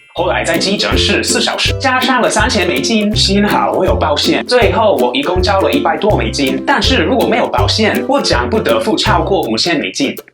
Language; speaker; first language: Chinese; non-native, fluent; English